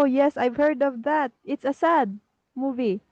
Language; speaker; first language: English; non-native, fluent; Filipino